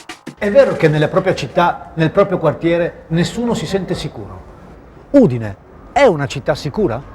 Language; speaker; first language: Italian; native; Italian